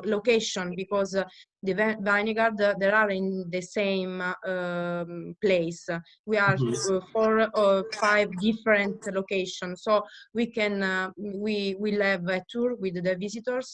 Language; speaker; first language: English; non-native, learner; Italian